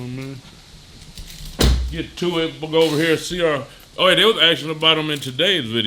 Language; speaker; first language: English; native; English